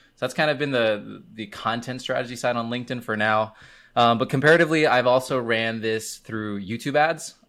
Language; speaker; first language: English; native; English